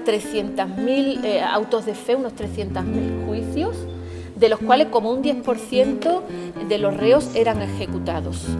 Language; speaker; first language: Spanish; native; Spanish